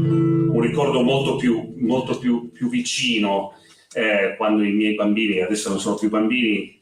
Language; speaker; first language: Italian; native; Italian